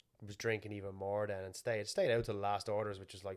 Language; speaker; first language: English; native; English